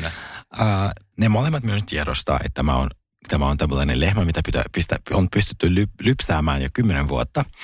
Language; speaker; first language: Finnish; early bilingual, other home language; Russian